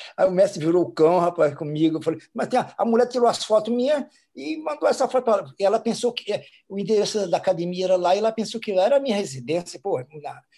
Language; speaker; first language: Portuguese; native; Portuguese